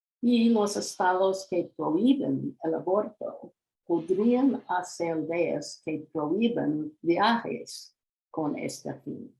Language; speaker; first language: Spanish; non-native, learner; English